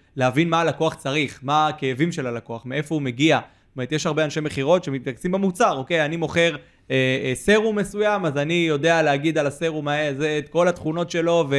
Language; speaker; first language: Hebrew; native; Hebrew